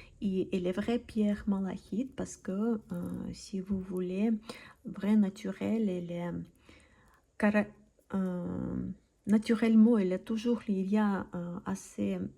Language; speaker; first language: French; non-native, learner; Russian